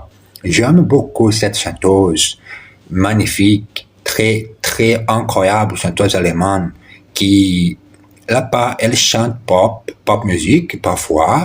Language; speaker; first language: French; non-native, learner; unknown